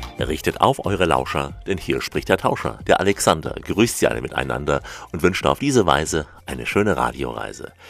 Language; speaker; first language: German; native; German